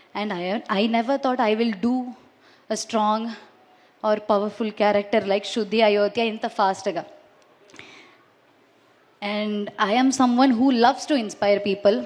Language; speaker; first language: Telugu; non-native, learner; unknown